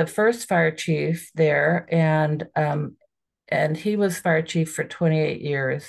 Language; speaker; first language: English; native; English